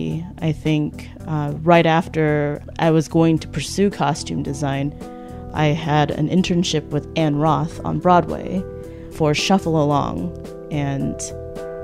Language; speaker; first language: English; native; English